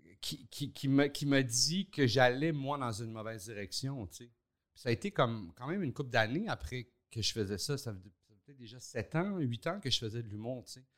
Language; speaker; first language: French; native; French